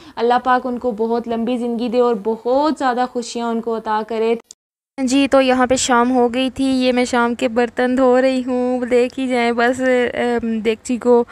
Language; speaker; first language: Urdu; native; Urdu